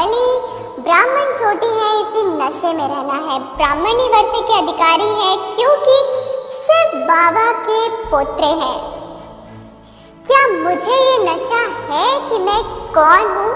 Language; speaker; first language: Hindi; native; Hindi